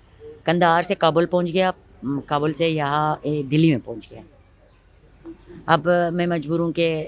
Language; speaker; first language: Hindi; non-native, fluent; Pashto